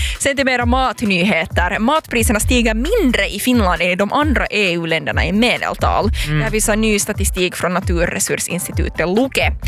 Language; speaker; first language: Swedish; native; Swedish